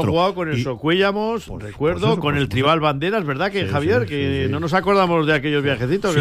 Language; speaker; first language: Spanish; native; Spanish